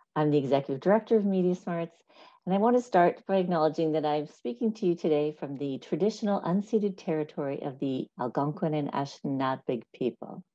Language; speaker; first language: English; native; English